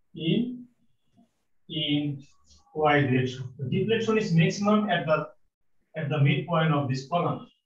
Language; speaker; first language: English; non-native, local second language; Bangla